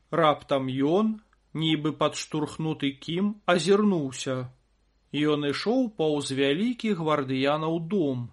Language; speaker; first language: Belarusian; native; Belarusian